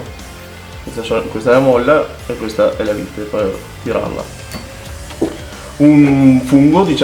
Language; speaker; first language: Italian; native; Italian